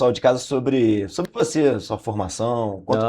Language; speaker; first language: Portuguese; native; Portuguese